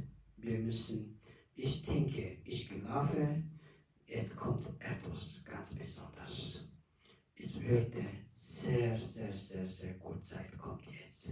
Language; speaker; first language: German; non-native, learner; Tibetan